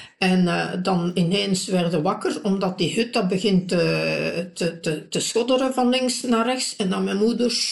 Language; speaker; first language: Dutch; native; Dutch